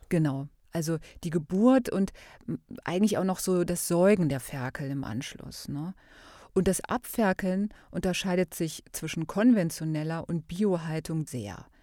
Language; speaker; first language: German; native; German